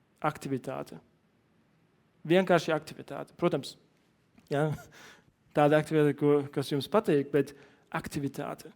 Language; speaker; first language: Latvian; non-native, learner; German